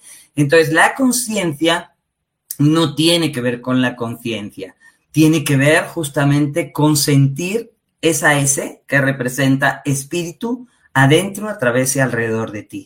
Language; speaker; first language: Spanish; native; Spanish